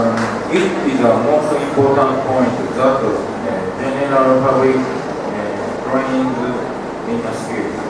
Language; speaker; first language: English; non-native, learner; Japanese